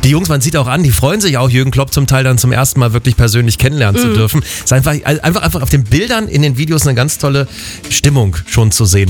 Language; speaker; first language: German; native; German